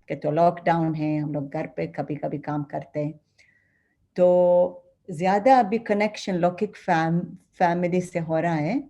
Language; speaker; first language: Hindi; non-native, fluent; Arabic